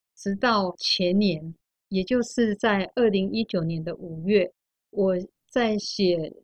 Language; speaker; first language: Chinese; native; Chinese